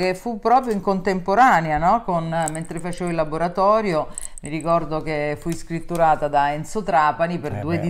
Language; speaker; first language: Italian; native; Italian